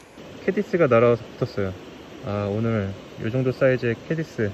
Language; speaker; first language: Korean; native; Korean